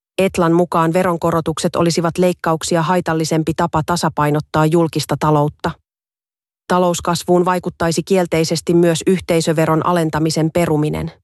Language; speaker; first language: Finnish; native; Finnish